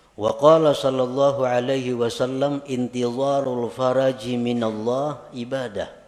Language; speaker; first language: Indonesian; non-native, local second language; Banjar